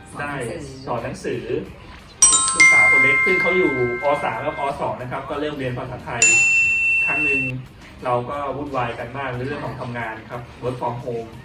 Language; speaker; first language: Thai; native; Thai